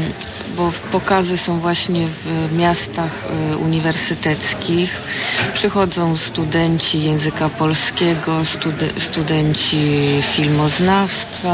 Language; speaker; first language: Polish; early bilingual, heritage; Polish